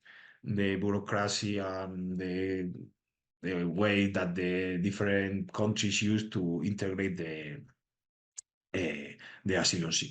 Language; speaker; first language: English; non-native, learner; Spanish